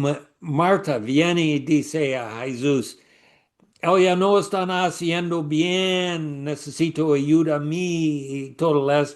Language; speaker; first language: Spanish; non-native, learner; English